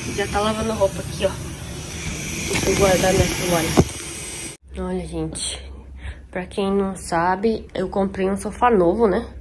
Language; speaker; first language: Portuguese; early bilingual, heritage; Portuguese